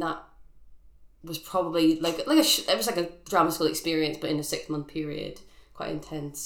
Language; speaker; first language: English; native; English